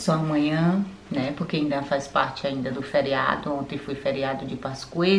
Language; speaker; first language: Portuguese; native; Portuguese